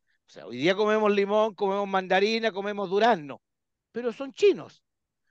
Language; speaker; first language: Spanish; native; Spanish